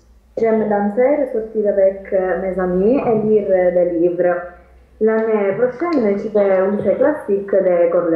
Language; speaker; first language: French; non-native, learner; Italian